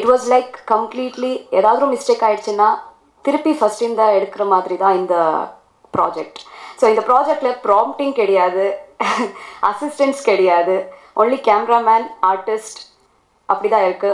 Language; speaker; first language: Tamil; non-native, learner; Kannada